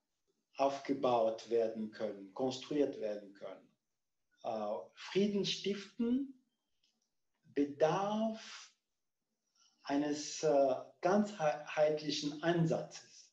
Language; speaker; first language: German; non-native, fluent; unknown